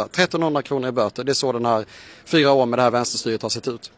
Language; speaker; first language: Swedish; native; Swedish